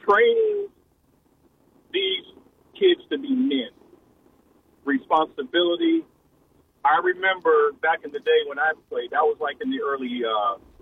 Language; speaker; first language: English; native; English